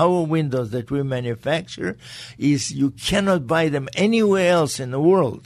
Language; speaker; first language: English; non-native, fluent; Latvian